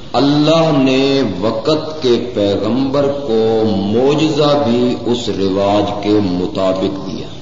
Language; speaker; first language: Urdu; non-native, local second language; Punjabi